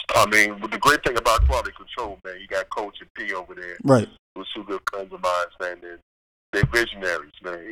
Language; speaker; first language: English; native; English